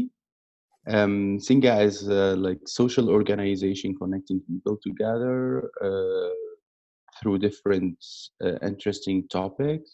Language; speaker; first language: English; non-native, learner; Arabic